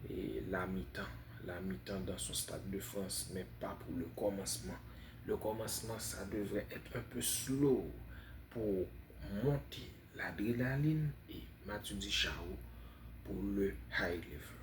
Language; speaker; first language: French; non-native, fluent; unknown